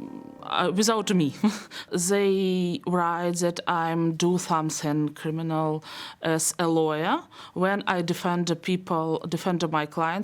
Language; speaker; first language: English; non-native, learner; Belarusian